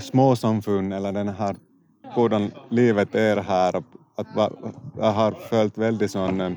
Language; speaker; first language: Swedish; non-native, local second language; Finnish